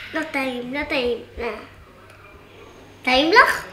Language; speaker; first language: Hebrew; early bilingual, other home language; Russian